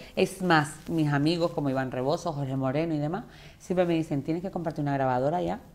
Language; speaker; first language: Spanish; native; Spanish